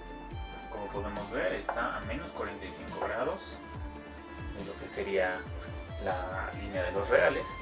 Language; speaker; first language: Spanish; native; Spanish